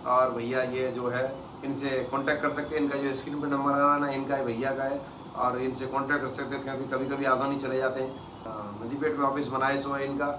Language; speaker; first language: Hindi; non-native, local second language; Kannada